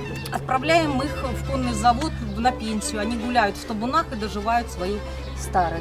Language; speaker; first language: Russian; native; Russian